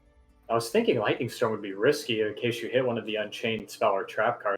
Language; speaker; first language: English; native; English